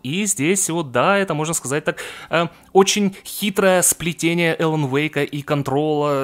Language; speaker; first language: Russian; native; Russian